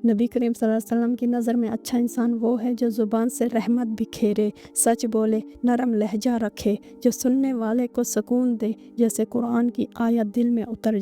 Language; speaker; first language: Hindi; native; Hindi